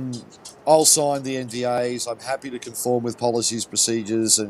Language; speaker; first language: English; native; English